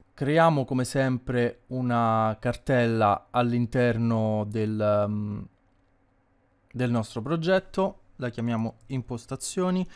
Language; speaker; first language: Italian; native; Italian